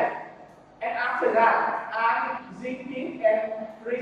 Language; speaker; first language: English; non-native, learner; Vietnamese